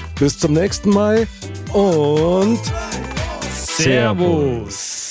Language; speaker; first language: German; native; German